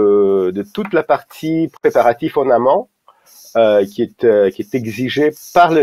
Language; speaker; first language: French; non-native, fluent; Russian